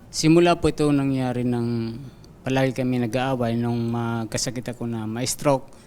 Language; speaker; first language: Filipino; non-native, local second language; Bikol